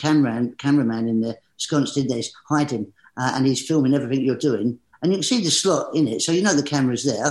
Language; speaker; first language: English; native; English